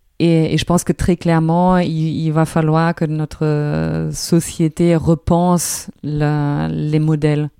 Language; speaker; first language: French; non-native, fluent; German